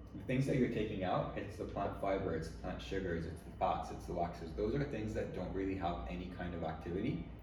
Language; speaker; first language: English; early bilingual, other home language; Arabic